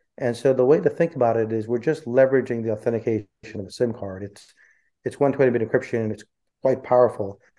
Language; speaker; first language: English; early bilingual, other home language; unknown